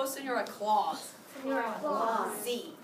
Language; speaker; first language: Spanish; non-native, fluent; English